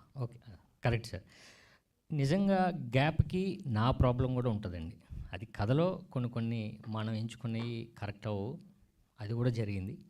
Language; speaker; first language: Telugu; native; Telugu